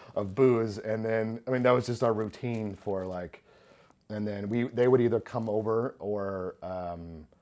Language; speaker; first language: English; native; English